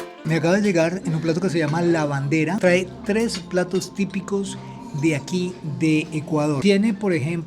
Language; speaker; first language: Spanish; native; Spanish